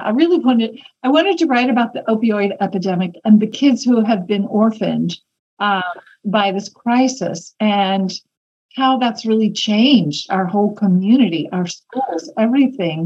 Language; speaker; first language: English; native; English